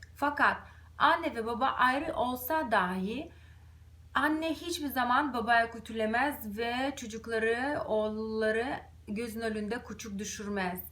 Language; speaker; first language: Turkish; non-native, fluent; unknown